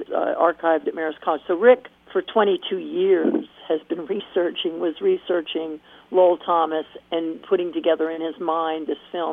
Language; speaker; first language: English; native; English